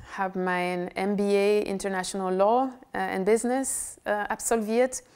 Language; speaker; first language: German; non-native, fluent; French